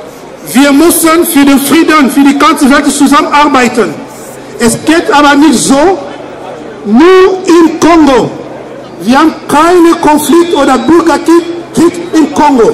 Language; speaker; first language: German; non-native, fluent; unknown